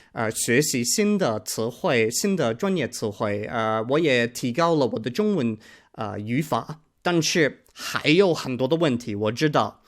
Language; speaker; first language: Chinese; non-native, learner; English